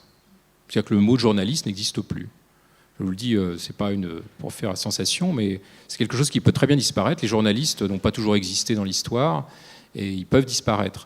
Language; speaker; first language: French; native; French